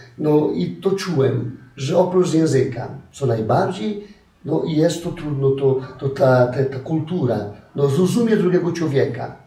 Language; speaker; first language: Polish; non-native, fluent; Portuguese